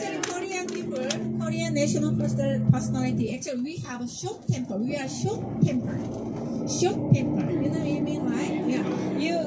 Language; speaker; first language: English; non-native, learner; Korean